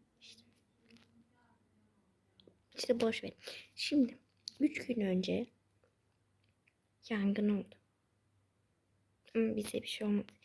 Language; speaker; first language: Turkish; early bilingual, heritage; Turkish